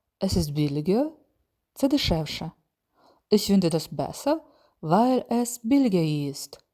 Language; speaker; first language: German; non-native, fluent; Ukrainian